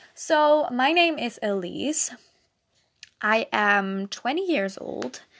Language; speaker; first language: English; non-native, fluent; Dutch